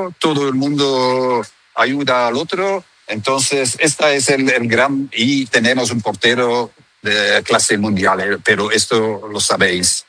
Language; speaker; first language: Spanish; non-native, learner; Dutch